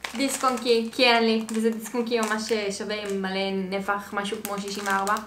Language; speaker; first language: Hebrew; native; Hebrew